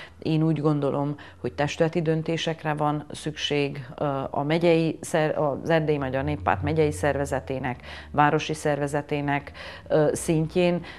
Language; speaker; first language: Hungarian; native; Hungarian